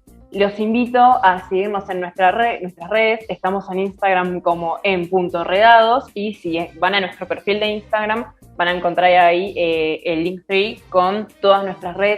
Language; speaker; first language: Spanish; native; Spanish